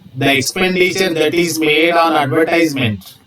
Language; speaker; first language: English; non-native, local second language; Telugu